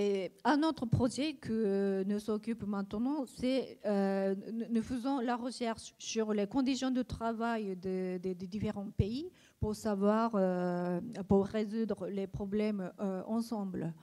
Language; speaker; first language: French; non-native, learner; Japanese